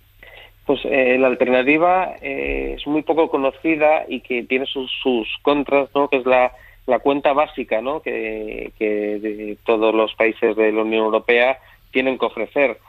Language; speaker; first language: Spanish; native; Spanish